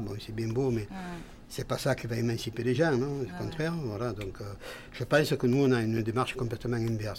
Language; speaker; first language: French; native; French